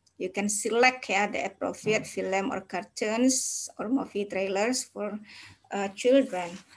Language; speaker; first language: English; non-native, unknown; Indonesian